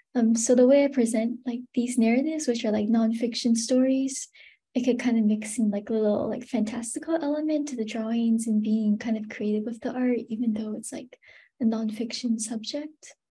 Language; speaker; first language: English; native; English